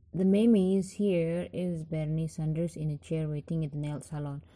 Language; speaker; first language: English; non-native, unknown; Indonesian